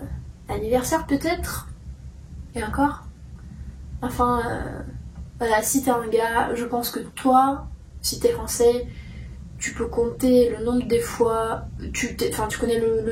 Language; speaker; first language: French; non-native, fluent; Russian